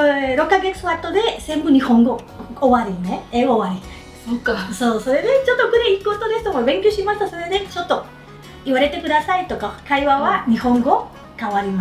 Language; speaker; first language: Japanese; non-native, learner; Spanish